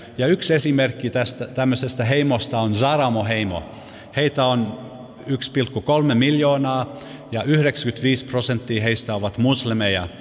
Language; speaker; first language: Finnish; early bilingual, heritage; Finnish